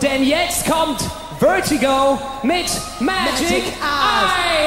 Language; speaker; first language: German; native; German